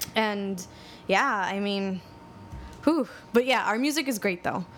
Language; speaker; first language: English; native; English